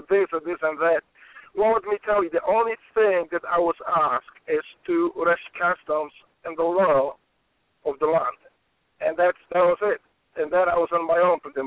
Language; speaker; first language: English; non-native, fluent; Polish